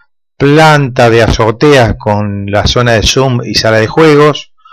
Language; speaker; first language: Spanish; native; Spanish